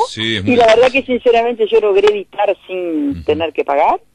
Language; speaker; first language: Spanish; native; Spanish